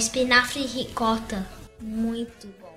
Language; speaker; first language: Portuguese; early bilingual, heritage; Portuguese